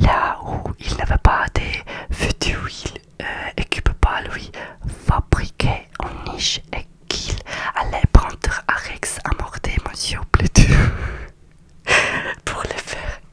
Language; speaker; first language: French; non-native, learner; Russian